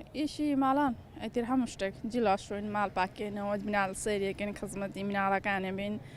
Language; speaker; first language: Central Kurdish; non-native, learner; Nepali